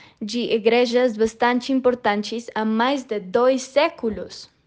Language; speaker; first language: Portuguese; non-native, learner; Spanish